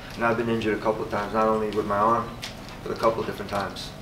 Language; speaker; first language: English; native; English